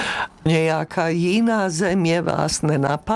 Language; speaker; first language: Czech; non-native, learner; French